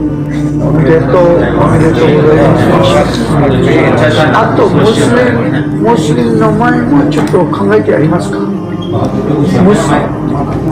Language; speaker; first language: Japanese; non-native, learner; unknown